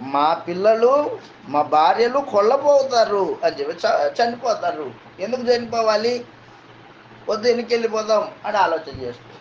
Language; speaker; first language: Telugu; native; Telugu